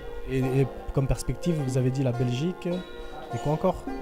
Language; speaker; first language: French; native; French